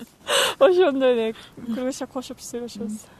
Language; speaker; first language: Kyrgyz; non-native, learner; Japanese